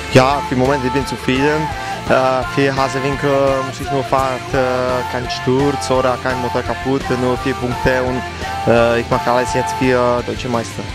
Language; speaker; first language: German; non-native, learner; Czech